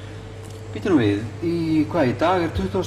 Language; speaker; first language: Icelandic; non-native, learner; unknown